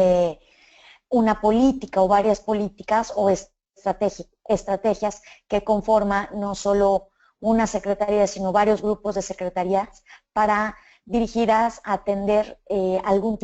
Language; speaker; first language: Spanish; native; Spanish